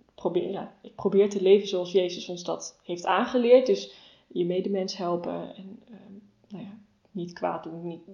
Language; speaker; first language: Dutch; native; Dutch